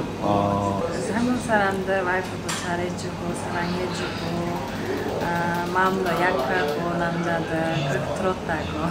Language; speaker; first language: Korean; non-native, learner; Uzbek